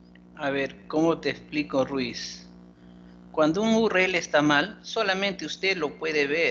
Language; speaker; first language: Spanish; native; Spanish